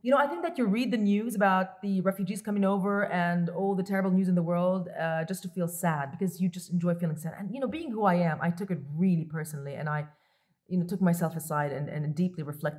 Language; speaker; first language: English; non-native, local second language; Arabic